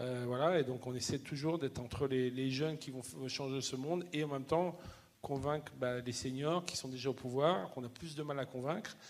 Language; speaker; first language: French; native; French